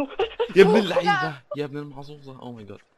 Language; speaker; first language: Arabic; native; Arabic